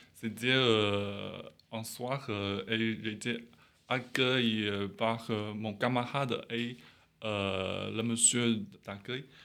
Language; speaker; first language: French; non-native, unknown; Chinese